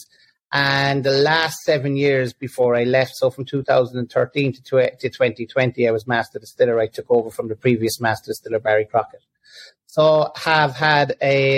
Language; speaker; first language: English; native; English